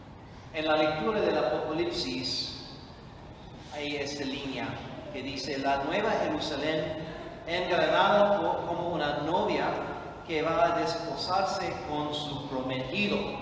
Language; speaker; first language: Spanish; non-native, fluent; English